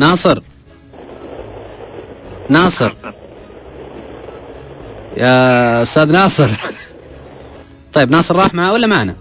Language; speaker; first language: Arabic; native; Arabic